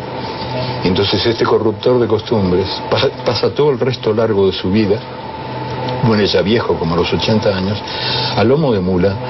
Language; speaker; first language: Spanish; native; Spanish